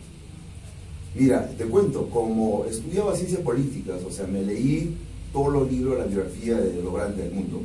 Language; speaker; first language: Spanish; non-native, local second language; Shipibo-Conibo